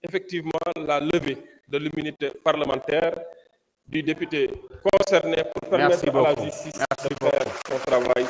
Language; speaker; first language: French; non-native, local second language; Wolof